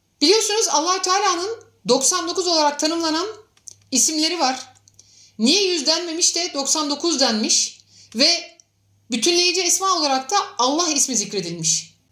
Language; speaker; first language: Turkish; native; Turkish